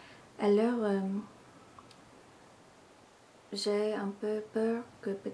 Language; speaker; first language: French; non-native, learner; English